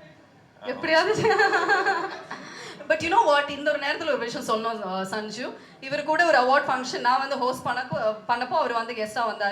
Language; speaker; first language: Tamil; native; Tamil